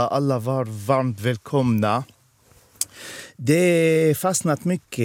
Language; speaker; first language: Swedish; non-native, fluent; Arabic